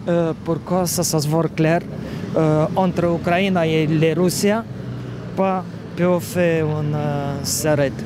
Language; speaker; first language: French; non-native, learner; Romanian